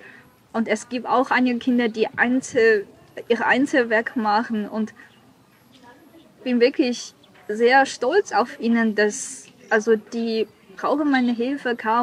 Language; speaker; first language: German; non-native, learner; Chinese